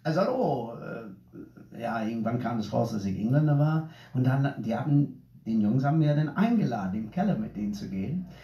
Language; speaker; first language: German; non-native, fluent; English